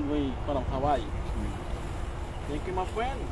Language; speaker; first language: English; non-native, learner; Filipino